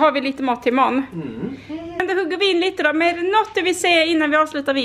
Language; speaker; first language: Swedish; native; Swedish